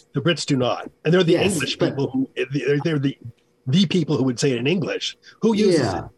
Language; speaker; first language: English; native; English